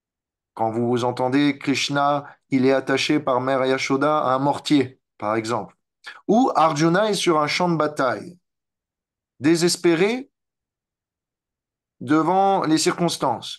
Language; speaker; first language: French; native; French